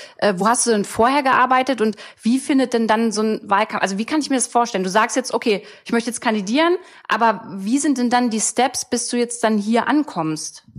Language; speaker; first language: German; native; German